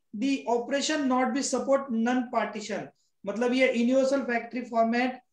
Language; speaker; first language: Hindi; non-native, local second language; Marathi